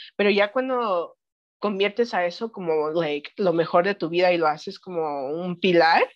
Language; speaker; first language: Spanish; early bilingual, heritage; Spanish